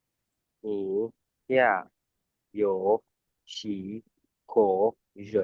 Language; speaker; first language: Chinese; non-native, learner; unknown